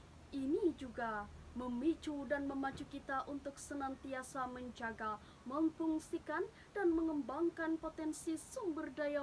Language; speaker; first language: Indonesian; native; Indonesian